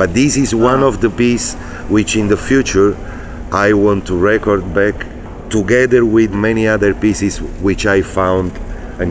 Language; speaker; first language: English; non-native, fluent; Italian